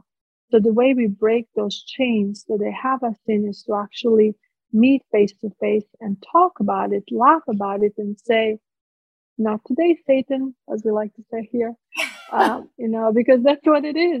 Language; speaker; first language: English; non-native, fluent; Croatian